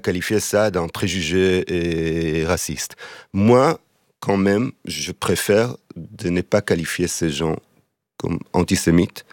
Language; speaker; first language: French; non-native, fluent; Hebrew